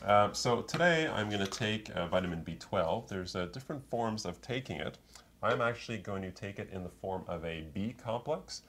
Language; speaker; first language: English; native; English